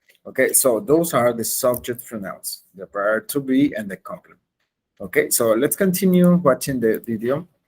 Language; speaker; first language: English; non-native, learner; Spanish